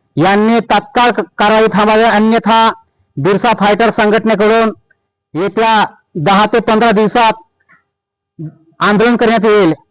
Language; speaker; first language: Marathi; non-native, local second language; Bhili